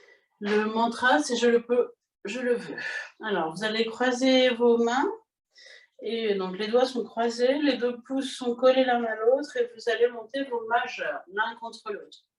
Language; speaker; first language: French; native; French